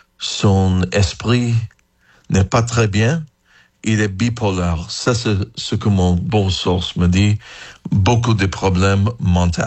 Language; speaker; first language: French; non-native, learner; English